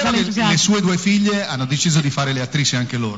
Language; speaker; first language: Italian; native; Italian